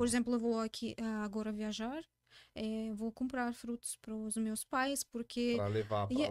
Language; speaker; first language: Portuguese; non-native, learner; Russian